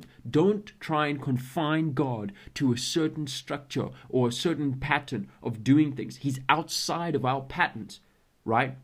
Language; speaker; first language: English; native; English